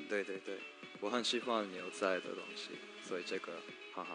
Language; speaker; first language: Chinese; non-native, learner; English